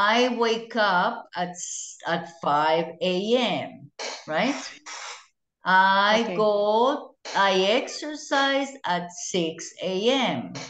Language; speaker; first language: English; non-native, fluent; Spanish